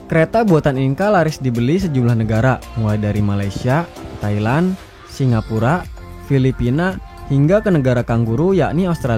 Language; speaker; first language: Indonesian; native; Indonesian